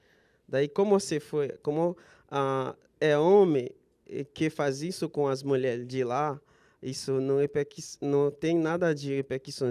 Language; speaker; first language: Portuguese; non-native, fluent; Haitian Creole